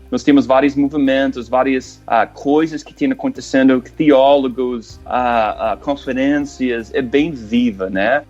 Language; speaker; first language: Portuguese; non-native, fluent; English